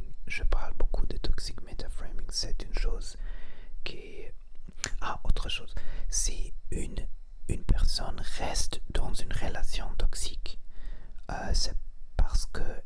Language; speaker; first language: French; non-native, learner; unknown